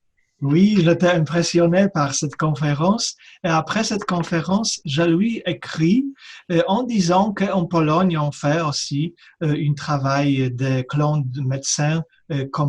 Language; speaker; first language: French; non-native, fluent; Polish